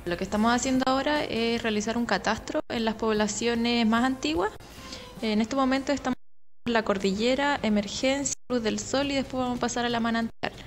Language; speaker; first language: Spanish; native; Spanish